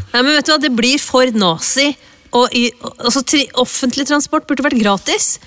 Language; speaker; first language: Norwegian; early bilingual, other home language; Urdu